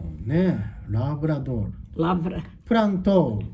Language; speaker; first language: Portuguese; non-native, learner; Japanese